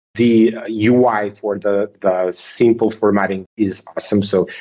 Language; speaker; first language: English; non-native, fluent; Portuguese